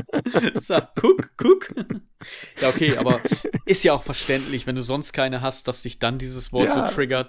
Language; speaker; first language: German; native; German